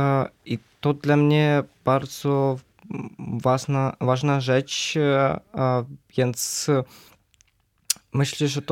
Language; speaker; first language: Polish; non-native, learner; Ukrainian